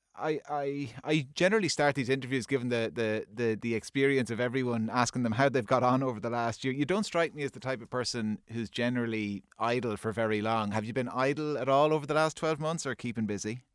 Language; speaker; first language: English; native; English